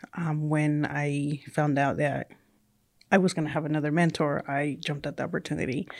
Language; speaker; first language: English; early bilingual, other home language; Spanish